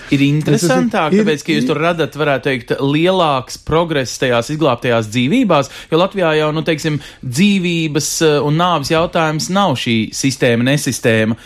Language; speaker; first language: Latvian; native; Latvian